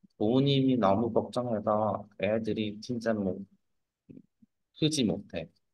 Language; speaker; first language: Korean; non-native, fluent; Vietnamese